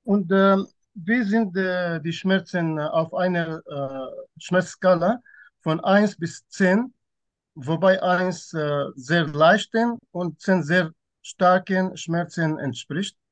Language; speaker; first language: German; non-native, fluent; Turkish